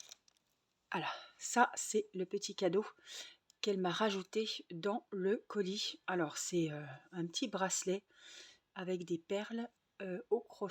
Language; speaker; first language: French; native; French